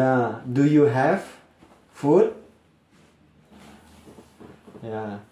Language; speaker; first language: English; non-native, learner; Indonesian